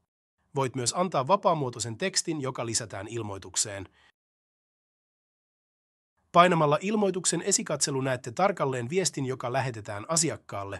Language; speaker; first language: Finnish; native; Finnish